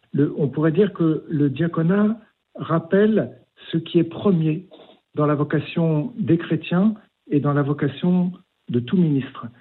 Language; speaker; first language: French; native; French